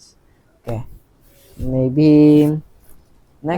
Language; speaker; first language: English; non-native, learner; Indonesian